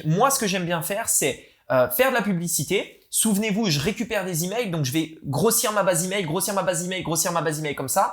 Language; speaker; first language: French; native; French